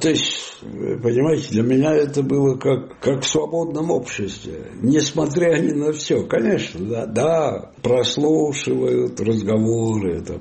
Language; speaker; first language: Russian; non-native, fluent; Italian